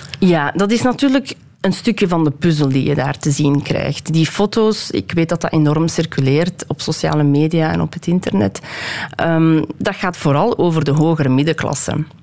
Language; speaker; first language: Dutch; early bilingual, other home language; Persian